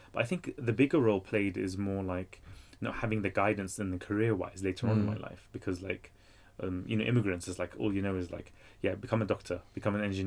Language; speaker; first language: English; native; English